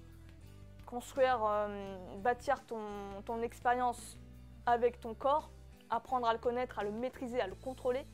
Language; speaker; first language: French; native; French